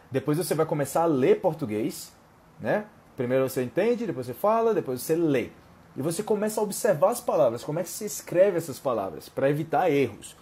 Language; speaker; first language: Portuguese; native; Portuguese